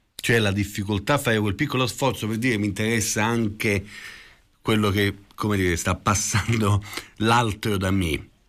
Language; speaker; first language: Italian; native; Italian